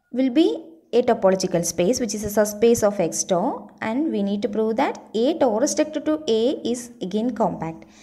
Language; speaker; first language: English; non-native, local second language; Malayalam